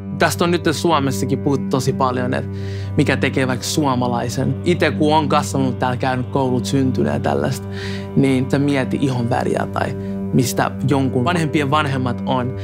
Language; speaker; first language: Finnish; early bilingual, other home language; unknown